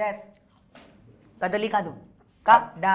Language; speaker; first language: Telugu; non-native, learner; Hindi